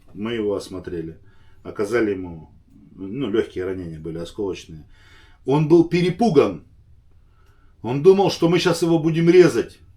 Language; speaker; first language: Russian; native; Russian